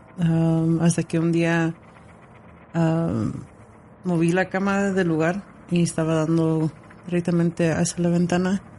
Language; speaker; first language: Spanish; early bilingual, heritage; Spanish